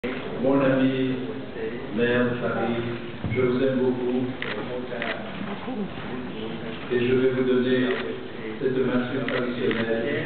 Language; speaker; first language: French; non-native, fluent; Portuguese